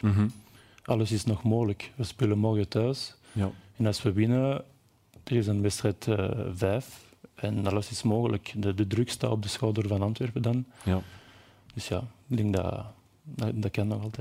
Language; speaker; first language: Dutch; non-native, local second language; French